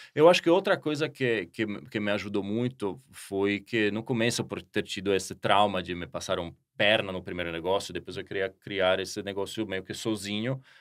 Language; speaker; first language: Portuguese; non-native, fluent; Slovak